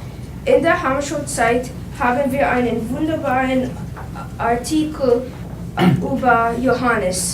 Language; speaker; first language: German; non-native, learner; English